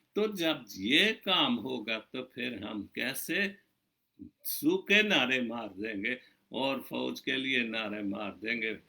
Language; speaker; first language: Urdu; non-native, local second language; Punjabi